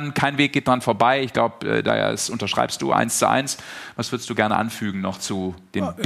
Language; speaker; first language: German; native; German